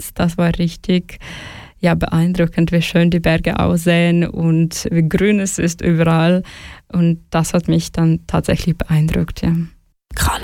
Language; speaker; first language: German; non-native, fluent; Ukrainian